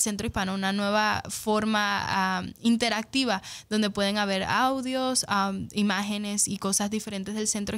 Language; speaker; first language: Spanish; native; Spanish